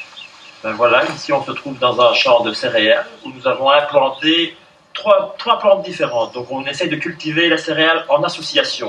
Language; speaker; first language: French; native; French